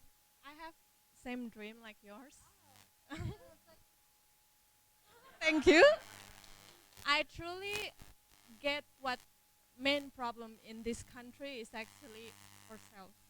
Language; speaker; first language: English; non-native, learner; Indonesian